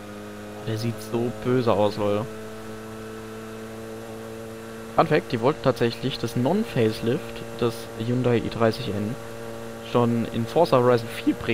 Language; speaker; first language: German; native; German